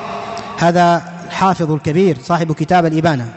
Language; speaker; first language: Arabic; native; Arabic